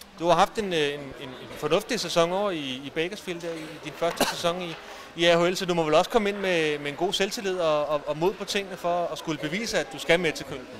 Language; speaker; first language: Danish; native; Danish